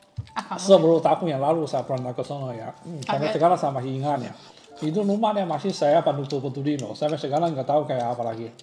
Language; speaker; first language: Indonesian; non-native, learner; Chinese